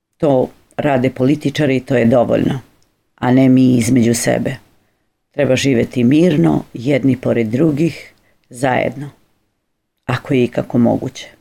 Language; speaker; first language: Serbian; native; Serbian